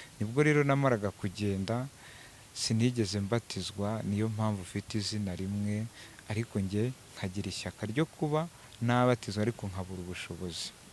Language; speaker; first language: Kinyarwanda; native; Kinyarwanda